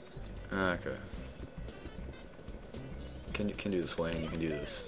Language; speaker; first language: English; native; English